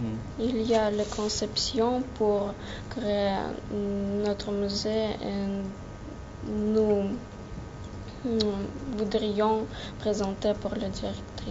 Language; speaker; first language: French; non-native, learner; Russian